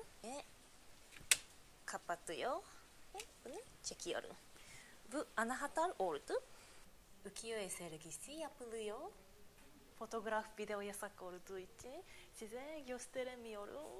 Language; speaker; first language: Turkish; non-native, learner; Japanese